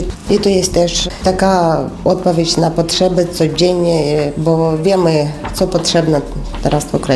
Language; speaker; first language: Polish; non-native, fluent; Ukrainian